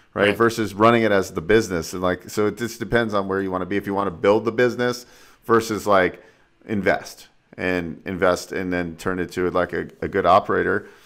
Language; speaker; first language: English; native; English